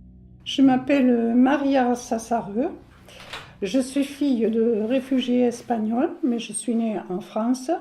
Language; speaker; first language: French; early bilingual, other home language; Spanish